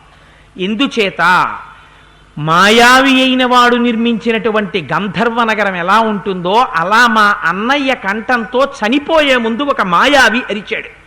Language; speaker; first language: Telugu; native; Telugu